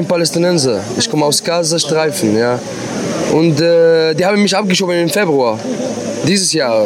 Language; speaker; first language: German; non-native, learner; Arabic